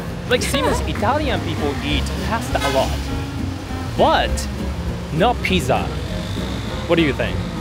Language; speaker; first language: English; non-native, fluent; Japanese